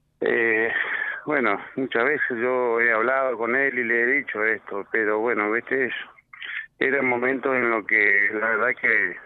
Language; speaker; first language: Spanish; native; Spanish